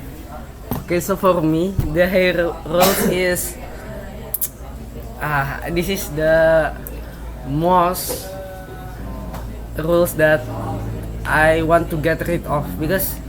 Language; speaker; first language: English; non-native, learner; Indonesian